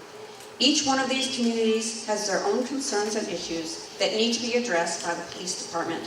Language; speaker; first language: English; native; English